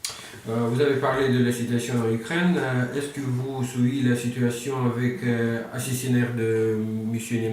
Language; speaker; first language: French; non-native, learner; Russian